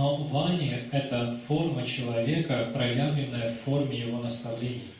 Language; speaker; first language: Russian; native; Russian